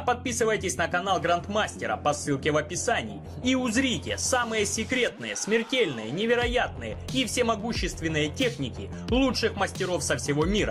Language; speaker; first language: Russian; native; Russian